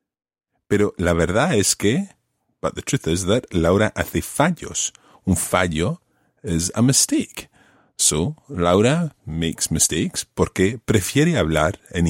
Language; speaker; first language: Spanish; non-native, fluent; English